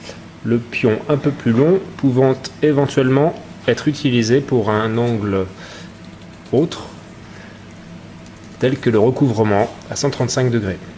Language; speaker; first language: French; native; French